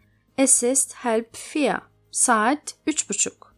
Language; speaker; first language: German; non-native, fluent; Turkish